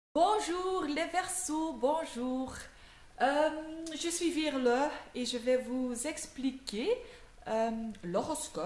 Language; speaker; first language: French; non-native, local second language; Dutch